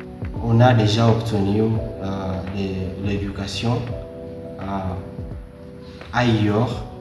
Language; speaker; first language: French; non-native, learner; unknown